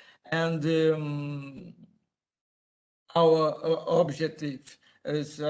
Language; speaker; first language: English; non-native, learner; Portuguese